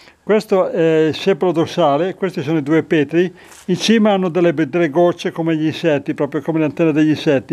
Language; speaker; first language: Italian; native; Italian